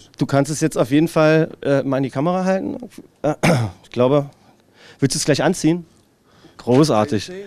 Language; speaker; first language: German; native; German